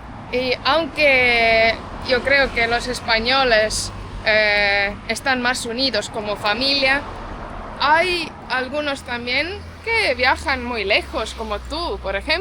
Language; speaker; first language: Spanish; non-native, fluent; Estonian